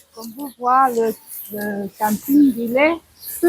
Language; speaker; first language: French; non-native, fluent; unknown